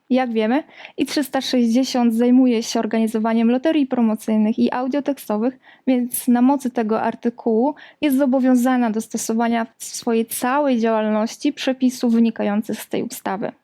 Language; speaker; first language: Polish; native; Polish